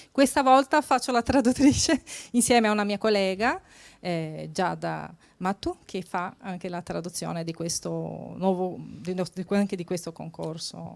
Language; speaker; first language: Italian; early bilingual, heritage; Portuguese